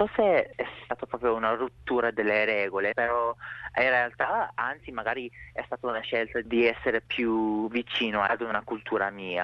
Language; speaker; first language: Italian; non-native, fluent; English